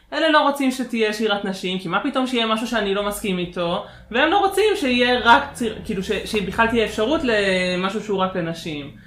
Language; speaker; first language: Hebrew; native; Hebrew